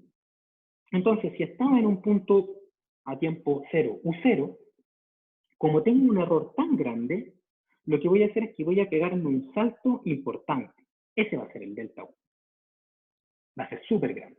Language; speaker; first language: Spanish; native; Spanish